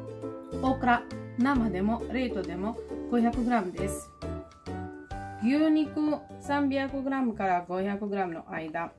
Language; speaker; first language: Japanese; non-native, fluent; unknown